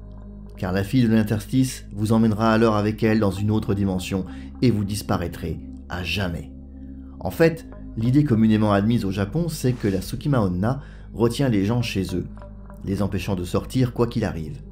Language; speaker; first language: French; native; French